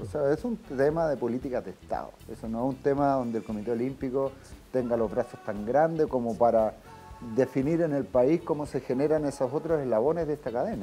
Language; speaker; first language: Spanish; native; Spanish